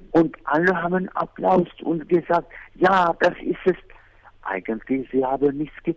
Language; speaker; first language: German; non-native, fluent; Arabic